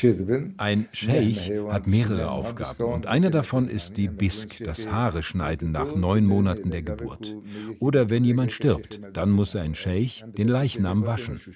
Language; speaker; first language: German; non-native, fluent; Kurdish